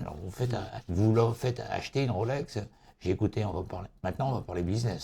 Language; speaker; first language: French; native; French